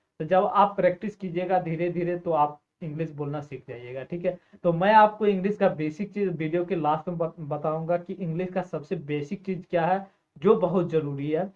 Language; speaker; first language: Hindi; native; Hindi